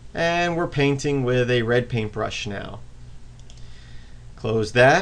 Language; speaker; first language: English; native; English